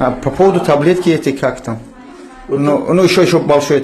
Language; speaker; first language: Russian; non-native, learner; Tajik